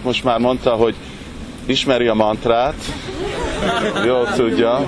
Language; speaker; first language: Hungarian; early bilingual, heritage; Hungarian